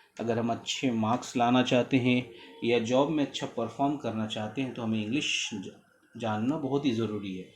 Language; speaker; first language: Hindi; native; Hindi